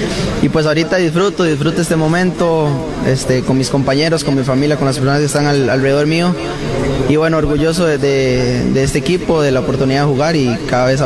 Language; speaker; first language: Spanish; native; Spanish